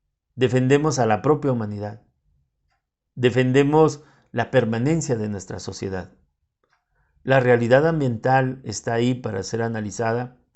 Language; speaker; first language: Spanish; native; Spanish